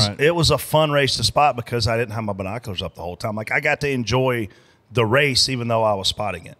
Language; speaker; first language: English; native; English